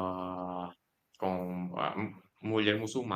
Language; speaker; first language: Portuguese; non-native, fluent; Indonesian